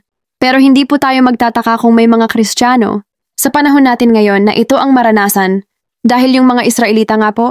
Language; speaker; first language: Filipino; native; Filipino